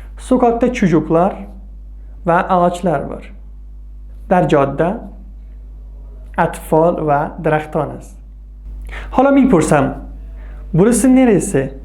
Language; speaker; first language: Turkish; non-native, fluent; Persian